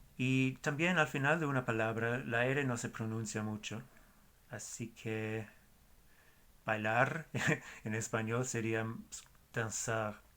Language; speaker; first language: Spanish; non-native, fluent; English